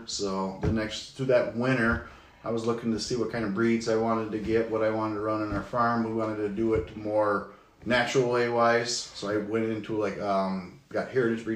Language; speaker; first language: English; native; English